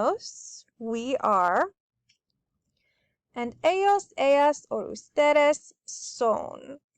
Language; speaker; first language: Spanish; non-native, fluent; English